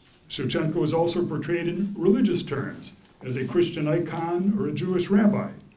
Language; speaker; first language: English; early bilingual, other home language; Ukrainian